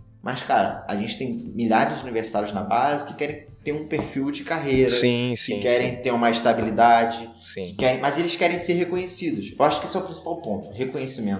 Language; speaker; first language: Portuguese; native; Portuguese